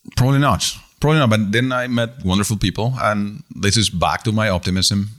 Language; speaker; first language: English; non-native, fluent; Spanish